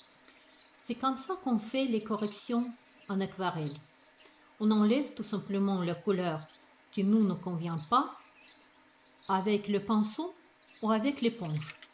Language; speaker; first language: French; non-native, fluent; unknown